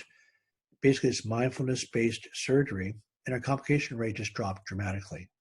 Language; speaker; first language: English; native; English